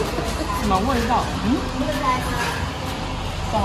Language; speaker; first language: Chinese; non-native, learner; Japanese